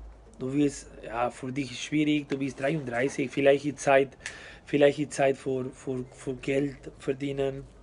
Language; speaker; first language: German; non-native, learner; Spanish